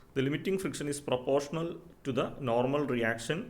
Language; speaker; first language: English; non-native, local second language; Malayalam